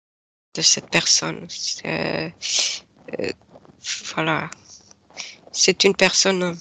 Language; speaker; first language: French; non-native, fluent; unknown